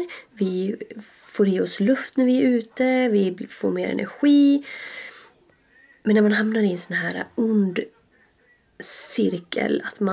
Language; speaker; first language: Swedish; native; Swedish